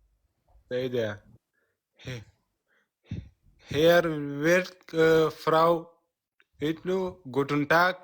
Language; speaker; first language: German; non-native, learner; Pashto